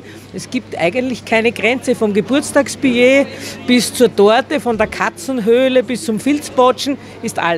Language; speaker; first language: German; native; German